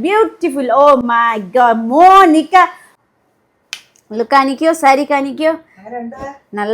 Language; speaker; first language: Malayalam; non-native, fluent; Nepali